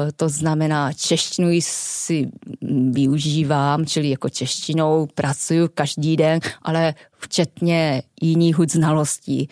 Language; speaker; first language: Czech; non-native, fluent; Japanese